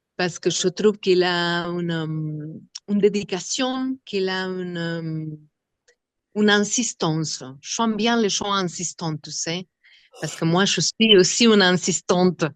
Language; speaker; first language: French; non-native, fluent; Spanish